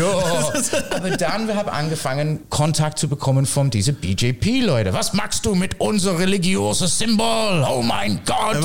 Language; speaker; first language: German; non-native, fluent; English